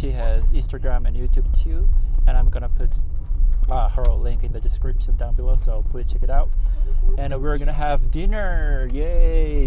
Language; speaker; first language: English; non-native, fluent; Japanese